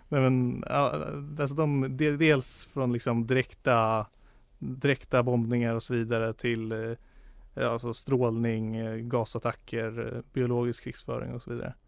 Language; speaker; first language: Swedish; native; Swedish